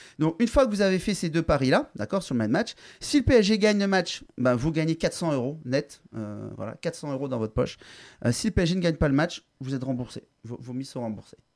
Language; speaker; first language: French; native; French